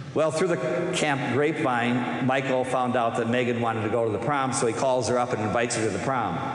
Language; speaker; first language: English; native; English